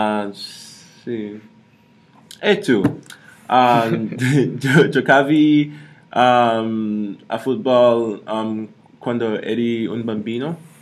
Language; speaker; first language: Italian; non-native, learner; English